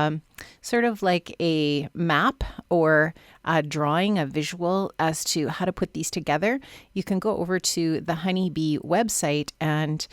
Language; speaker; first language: English; native; English